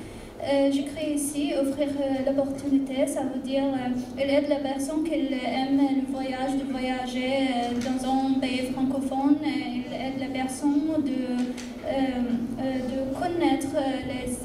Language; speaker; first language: French; non-native, learner; Arabic